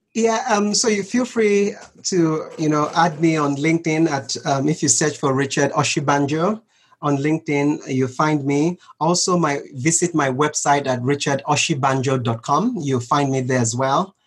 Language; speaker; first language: English; non-native, local second language; Yoruba